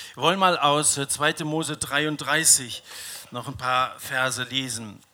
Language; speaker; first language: German; native; German